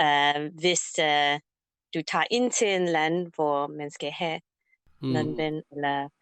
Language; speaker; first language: Danish; non-native, learner; English